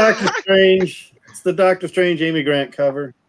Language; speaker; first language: English; native; English